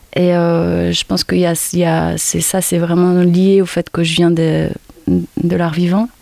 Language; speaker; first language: French; native; French